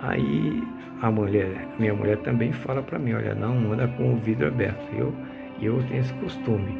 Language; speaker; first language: Portuguese; native; Portuguese